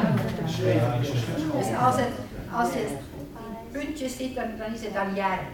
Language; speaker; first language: Dutch; non-native, fluent; Finnish